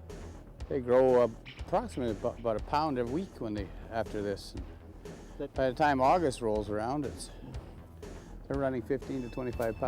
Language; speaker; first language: English; native; English